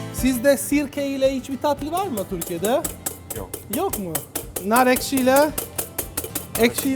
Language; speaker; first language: Turkish; non-native, learner; Italian